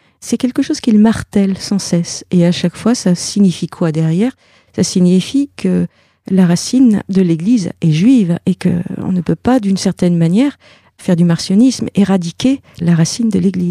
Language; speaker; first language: French; native; French